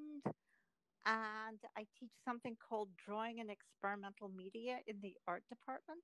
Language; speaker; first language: English; native; English